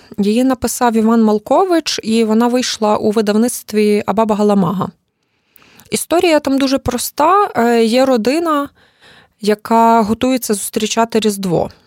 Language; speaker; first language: Ukrainian; native; Ukrainian